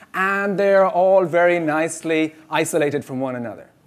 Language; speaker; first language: English; native; English